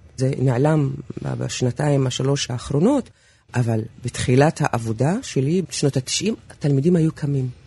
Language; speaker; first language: Hebrew; non-native, local second language; Arabic